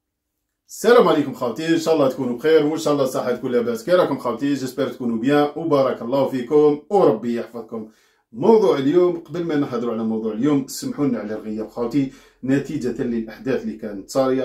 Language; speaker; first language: Arabic; native; Arabic